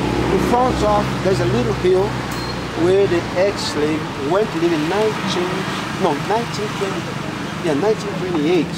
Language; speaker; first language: English; non-native, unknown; Portuguese